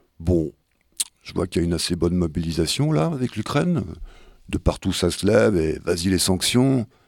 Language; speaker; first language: French; native; French